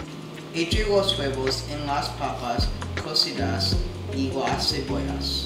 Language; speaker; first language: Spanish; non-native, learner; English